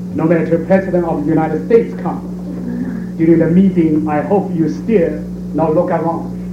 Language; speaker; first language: English; non-native, fluent; Chinese